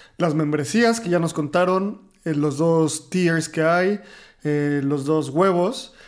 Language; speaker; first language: Spanish; native; Spanish